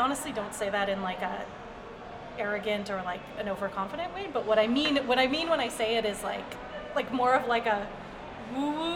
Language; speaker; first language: English; native; English